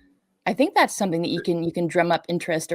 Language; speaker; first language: English; native; English